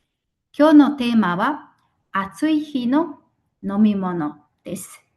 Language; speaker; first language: Japanese; non-native, fluent; Mongolian